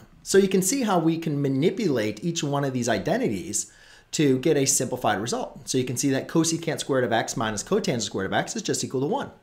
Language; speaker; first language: English; native; English